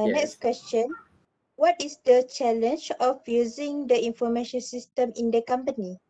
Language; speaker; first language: English; non-native, local second language; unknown